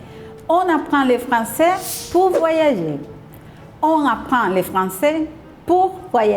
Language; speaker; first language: French; non-native, fluent; Spanish